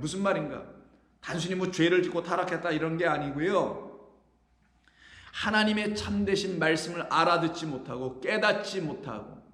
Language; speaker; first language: Korean; native; Korean